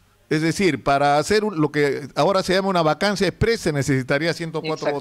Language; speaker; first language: Spanish; native; Spanish